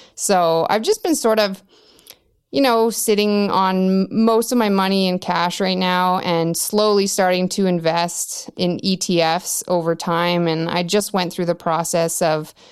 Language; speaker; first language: English; native; English